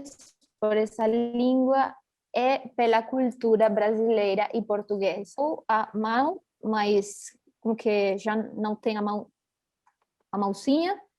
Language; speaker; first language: Portuguese; early bilingual, heritage; Portuguese